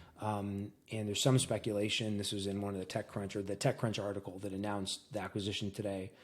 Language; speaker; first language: English; native; English